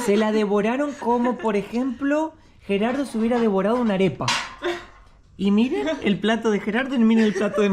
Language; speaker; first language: Spanish; native; Spanish